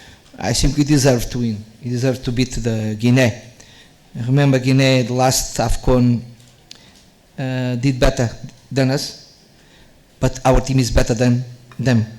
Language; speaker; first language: English; non-native, learner; Portuguese